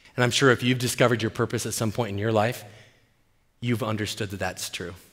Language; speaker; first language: English; native; English